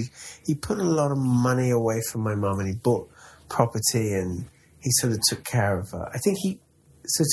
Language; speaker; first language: English; native; English